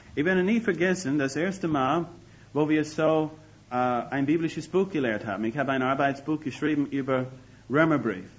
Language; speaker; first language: German; non-native, fluent; English